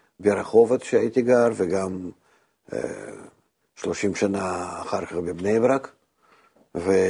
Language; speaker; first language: Hebrew; non-native, fluent; Russian